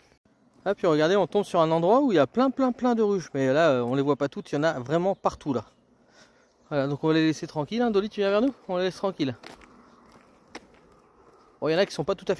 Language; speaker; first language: French; native; French